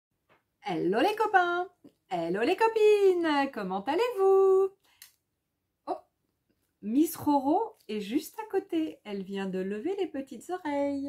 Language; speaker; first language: French; native; French